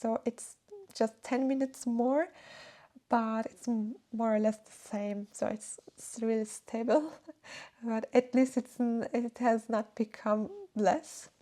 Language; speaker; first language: English; non-native, fluent; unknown